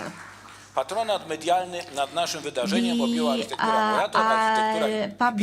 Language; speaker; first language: Polish; native; Polish